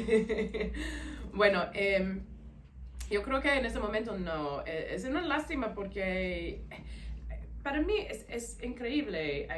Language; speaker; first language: Spanish; non-native, fluent; English